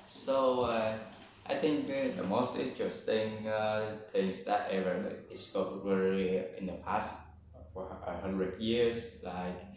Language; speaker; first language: English; non-native, learner; Vietnamese